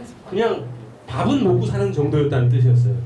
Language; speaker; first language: Korean; native; Korean